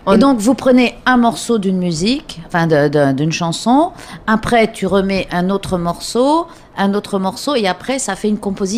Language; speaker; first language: French; native; French